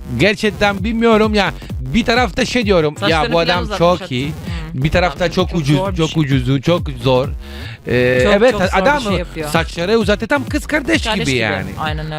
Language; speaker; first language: Turkish; non-native, learner; Italian